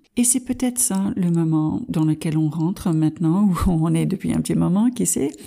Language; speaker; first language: French; non-native, fluent; English